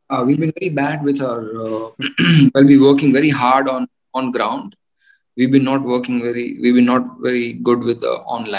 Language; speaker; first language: English; non-native, local second language; Gujarati